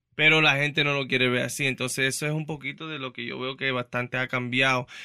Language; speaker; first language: Spanish; early bilingual, heritage; Spanish